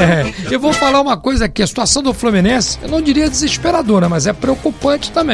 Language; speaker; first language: Portuguese; native; Portuguese